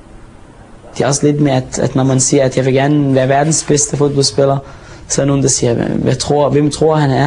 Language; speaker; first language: Danish; non-native, fluent; Arabic